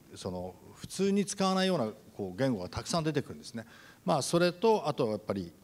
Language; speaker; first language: Japanese; native; Japanese